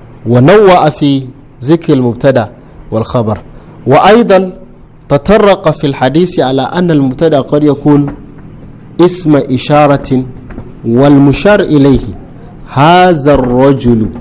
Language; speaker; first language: Arabic; non-native, fluent; Hausa